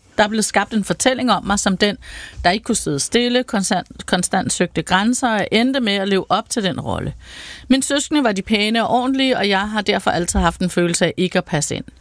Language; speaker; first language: Danish; native; Danish